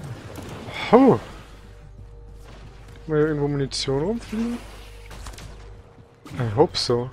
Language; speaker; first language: German; native; German